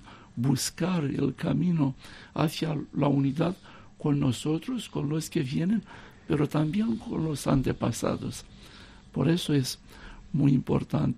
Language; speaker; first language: Spanish; non-native, fluent; Romanian